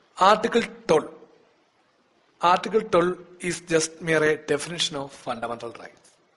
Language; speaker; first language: English; non-native, local second language; Malayalam